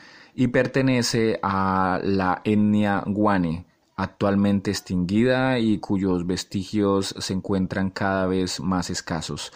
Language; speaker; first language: Spanish; native; Spanish